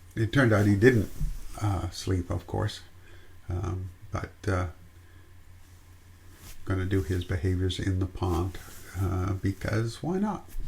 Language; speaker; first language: English; native; English